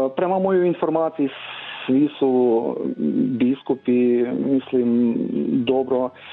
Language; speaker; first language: Croatian; non-native, fluent; Ukrainian